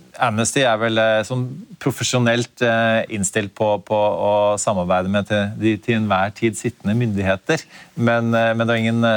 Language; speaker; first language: Norwegian; native; Norwegian